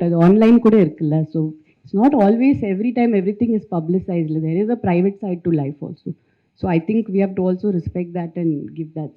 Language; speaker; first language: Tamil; non-native, fluent; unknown